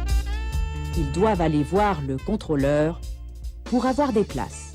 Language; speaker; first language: French; native; French